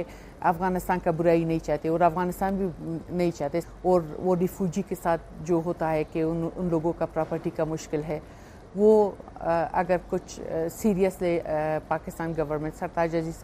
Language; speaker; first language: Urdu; non-native, fluent; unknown